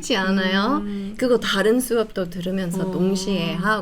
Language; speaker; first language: Korean; non-native, fluent; English